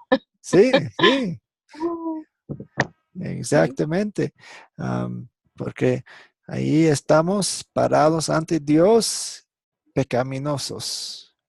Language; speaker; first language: Spanish; non-native, fluent; English